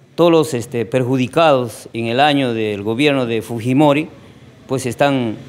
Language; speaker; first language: Spanish; native; Spanish